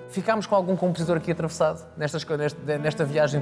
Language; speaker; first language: Portuguese; native; Portuguese